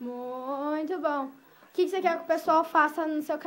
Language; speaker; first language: Portuguese; native; Portuguese